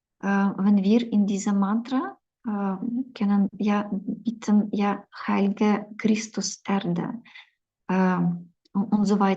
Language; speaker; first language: German; non-native, fluent; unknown